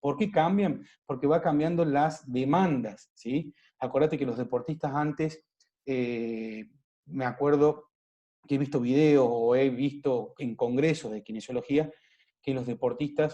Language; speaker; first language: Spanish; native; Spanish